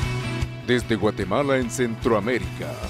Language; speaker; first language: Spanish; native; Spanish